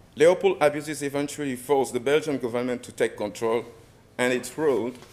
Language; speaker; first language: English; non-native, fluent; French